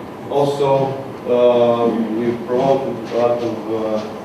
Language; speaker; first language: English; non-native, learner; Romanian